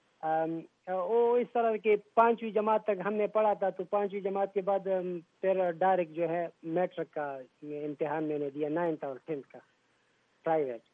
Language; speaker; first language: Urdu; non-native, local second language; Pashto